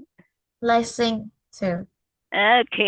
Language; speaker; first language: English; non-native, learner; Vietnamese